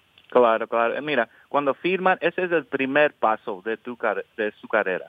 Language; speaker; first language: Spanish; early bilingual, heritage; English